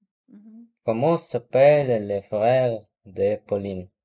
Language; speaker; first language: French; non-native, learner; Russian